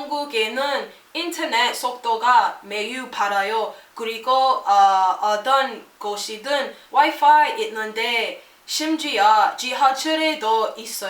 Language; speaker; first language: Korean; non-native, learner; English